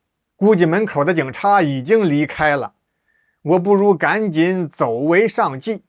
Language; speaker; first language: Chinese; native; Chinese